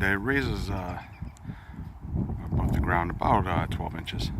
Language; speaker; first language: English; native; English